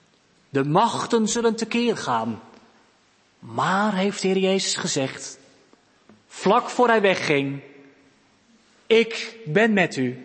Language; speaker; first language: Dutch; native; Dutch